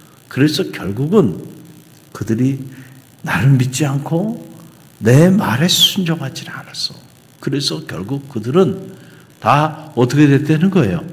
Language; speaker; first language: Korean; native; Korean